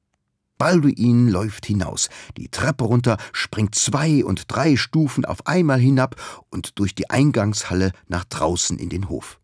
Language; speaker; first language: German; native; German